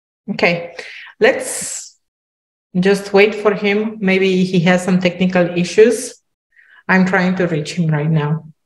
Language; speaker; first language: English; non-native, fluent; Romanian